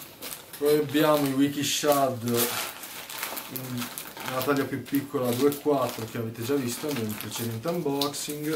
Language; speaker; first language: Italian; native; Italian